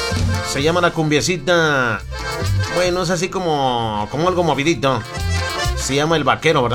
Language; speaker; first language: Spanish; native; Spanish